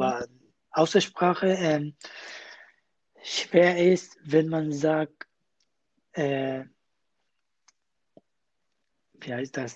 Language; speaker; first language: German; non-native, learner; Kurdish